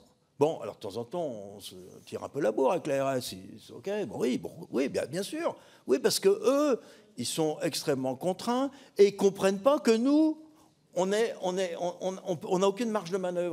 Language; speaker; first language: French; native; French